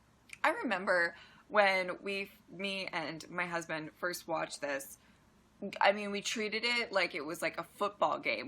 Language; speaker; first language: English; native; English